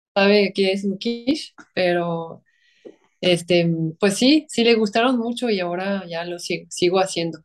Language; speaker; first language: Spanish; non-native, fluent; French